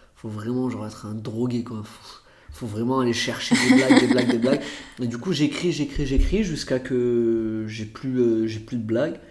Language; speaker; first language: French; early bilingual, other home language; Portuguese